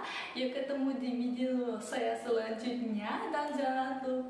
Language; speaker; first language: Indonesian; early bilingual, other home language; Russian